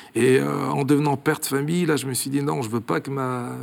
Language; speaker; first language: French; early bilingual, other home language; Kabuverdianu